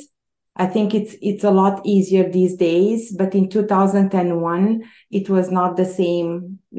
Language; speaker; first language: English; non-native, fluent; Romanian